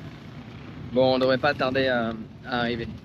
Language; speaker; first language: French; native; French